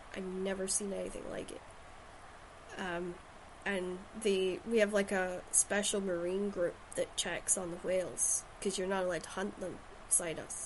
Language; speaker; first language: English; native; English